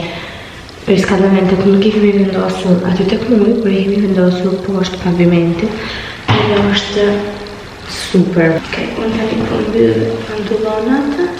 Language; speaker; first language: Albanian; early bilingual, heritage; Albanian